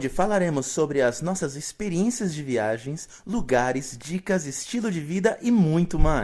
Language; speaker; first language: Portuguese; native; Portuguese